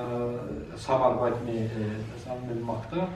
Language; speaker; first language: Norwegian; non-native, learner; Azerbaijani